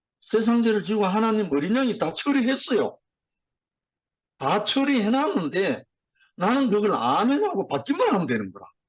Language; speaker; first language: Korean; native; Korean